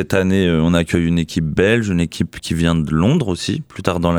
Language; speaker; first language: French; native; French